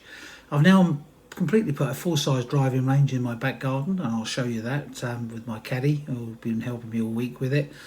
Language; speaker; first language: English; native; English